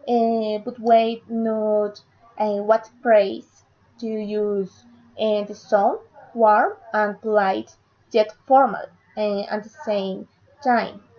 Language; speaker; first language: English; non-native, learner; Spanish